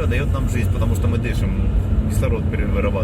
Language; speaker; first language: Russian; native; Russian